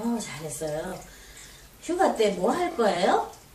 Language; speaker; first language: Korean; native; Korean